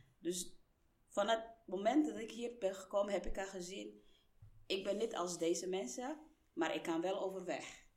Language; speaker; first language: Dutch; non-native, fluent; Somali